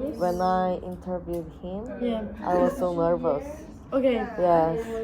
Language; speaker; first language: English; non-native, learner; Korean